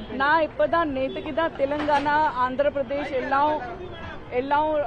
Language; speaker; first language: Tamil; non-native, fluent; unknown